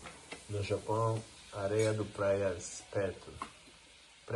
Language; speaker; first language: Portuguese; non-native, learner; English